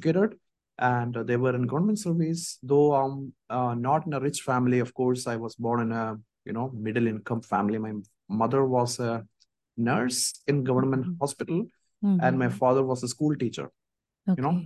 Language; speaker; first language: English; non-native, local second language; Malayalam